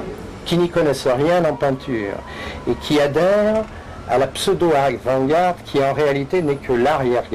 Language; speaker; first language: French; native; French